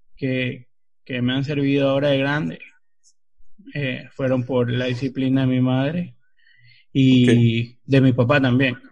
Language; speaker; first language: Spanish; native; Spanish